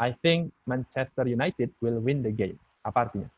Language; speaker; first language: English; non-native, fluent; Indonesian